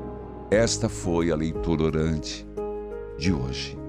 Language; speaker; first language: Portuguese; native; Portuguese